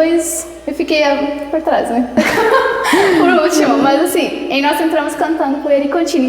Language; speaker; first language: Portuguese; non-native, fluent; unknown